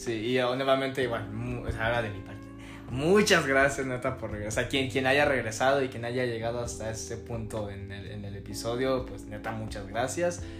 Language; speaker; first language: Spanish; native; Spanish